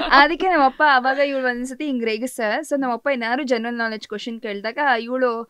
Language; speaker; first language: Kannada; native; Kannada